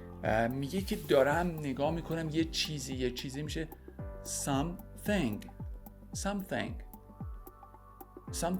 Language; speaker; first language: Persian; native; Persian